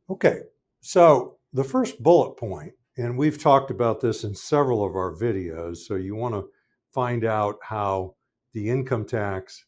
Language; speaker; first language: English; native; English